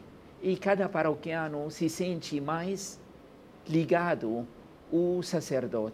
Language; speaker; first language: Portuguese; non-native, learner; Arabic